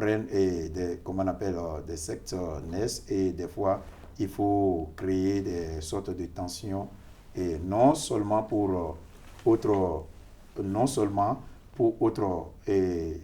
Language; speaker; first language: French; non-native, fluent; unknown